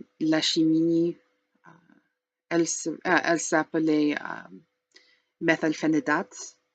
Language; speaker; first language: French; non-native, learner; English